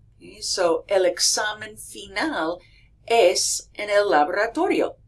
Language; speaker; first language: Spanish; non-native, fluent; English